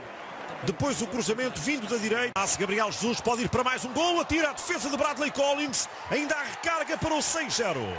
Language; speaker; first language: Portuguese; native; Portuguese